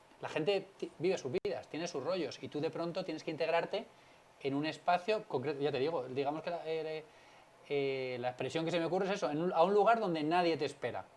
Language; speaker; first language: Spanish; native; Spanish